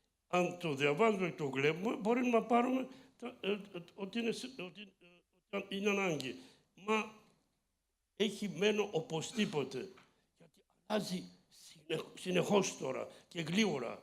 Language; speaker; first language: Greek; early bilingual, heritage; Greek